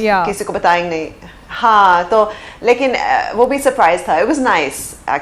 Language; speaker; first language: Hindi; early bilingual, heritage; English